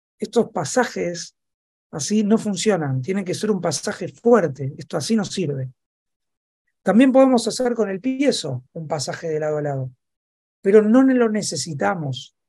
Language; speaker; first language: Spanish; native; Spanish